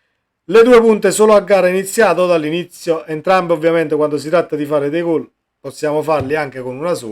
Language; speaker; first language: Italian; native; Italian